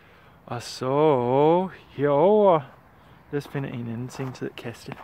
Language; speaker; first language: Danish; non-native, learner; English